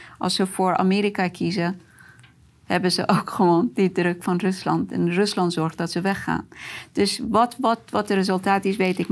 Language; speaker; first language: Dutch; non-native, fluent; Persian